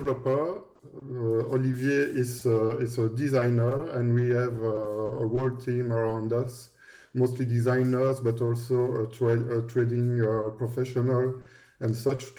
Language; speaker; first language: English; non-native, fluent; French